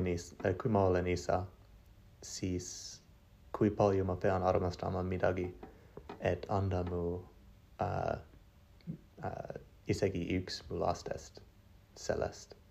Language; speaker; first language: Estonian; non-native, learner; English